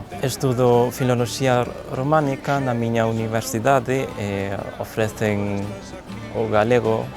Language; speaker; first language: Galician; non-native, fluent; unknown